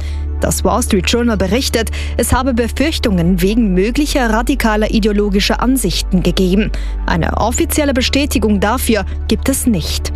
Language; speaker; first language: German; native; German